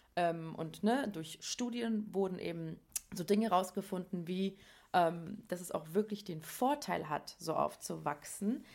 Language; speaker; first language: German; native; German